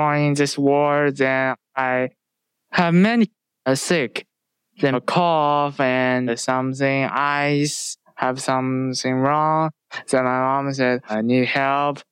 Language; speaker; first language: English; non-native, learner; Chinese